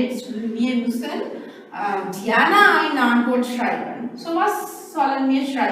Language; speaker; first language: German; non-native, learner; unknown